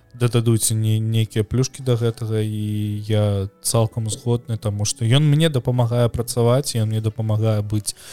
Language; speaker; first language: Belarusian; non-native, local second language; Russian